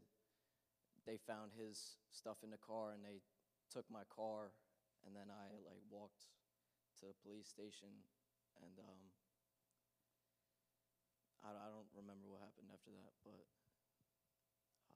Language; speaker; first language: English; native; English